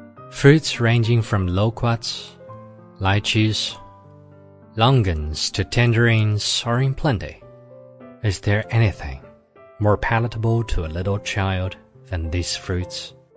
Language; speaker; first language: English; non-native, fluent; Chinese